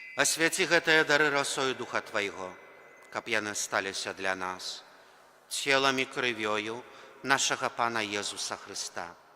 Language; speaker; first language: Belarusian; native; Belarusian